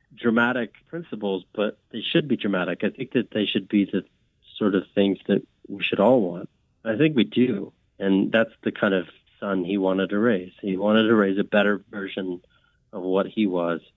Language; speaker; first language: English; native; English